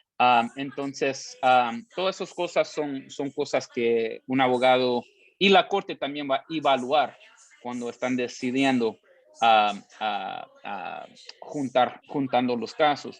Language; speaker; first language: Spanish; early bilingual, heritage; Spanish